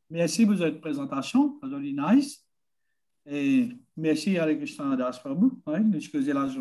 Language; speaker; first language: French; non-native, learner; Morisyen